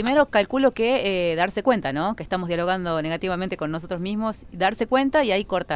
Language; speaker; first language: Spanish; native; Spanish